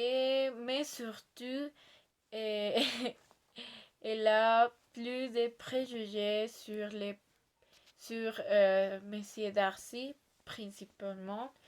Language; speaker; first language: French; non-native, learner; Spanish